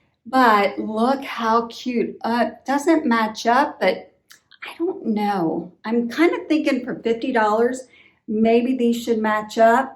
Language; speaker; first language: English; native; English